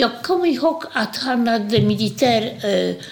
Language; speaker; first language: Swedish; non-native, fluent; Polish